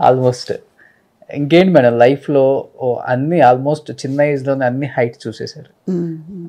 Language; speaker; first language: Telugu; native; Telugu